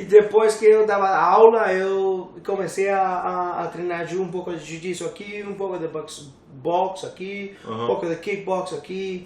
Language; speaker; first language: Portuguese; non-native, learner; English